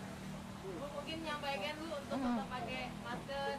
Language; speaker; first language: Indonesian; native; Indonesian